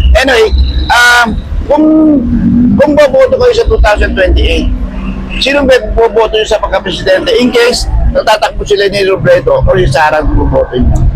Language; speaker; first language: Filipino; native; Filipino